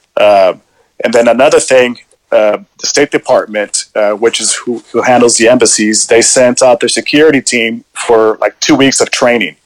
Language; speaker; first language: English; early bilingual, other home language; Spanish